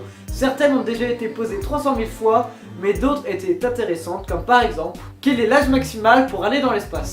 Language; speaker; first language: French; native; French